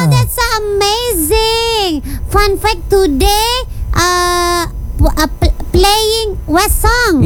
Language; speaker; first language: English; non-native, learner; Indonesian